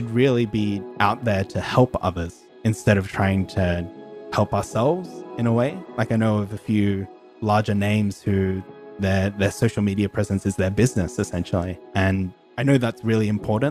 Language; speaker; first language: English; native; English